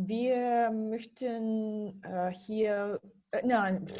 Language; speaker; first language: German; non-native, learner; Serbian